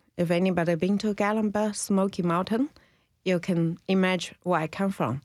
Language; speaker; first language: English; non-native, learner; Chinese